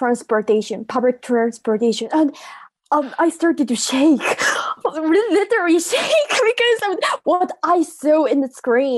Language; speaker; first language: English; non-native, fluent; Japanese